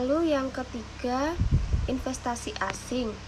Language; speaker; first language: Indonesian; native; Indonesian